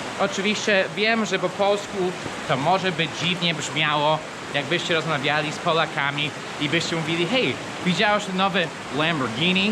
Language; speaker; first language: Polish; non-native, fluent; English